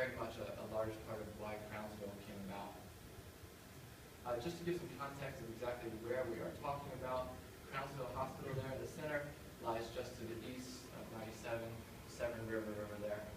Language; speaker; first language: English; native; English